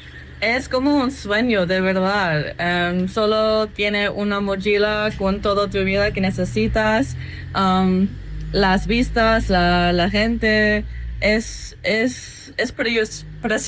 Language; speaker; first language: Spanish; non-native, learner; English